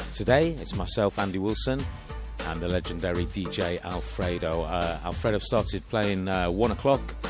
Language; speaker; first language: English; native; English